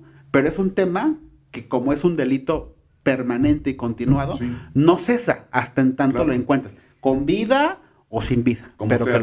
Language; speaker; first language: Spanish; native; Spanish